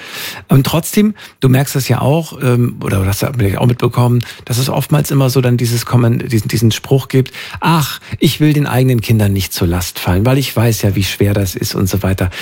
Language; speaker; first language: German; native; German